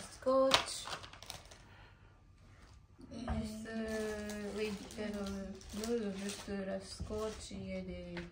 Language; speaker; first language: French; non-native, learner; Japanese